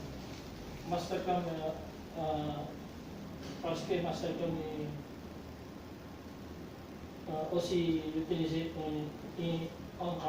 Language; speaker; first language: French; non-native, learner; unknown